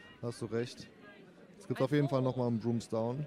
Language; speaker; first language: German; native; German